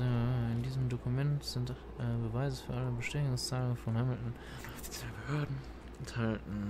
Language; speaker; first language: German; native; German